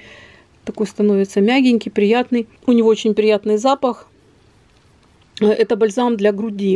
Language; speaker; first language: Russian; native; Russian